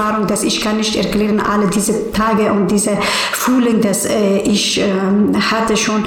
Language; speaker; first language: German; non-native, learner; Persian